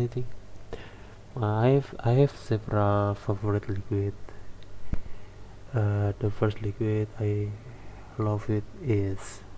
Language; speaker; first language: English; non-native, learner; Indonesian